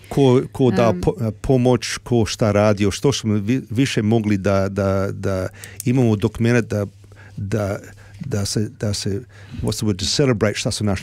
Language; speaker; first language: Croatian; early bilingual, heritage; Serbian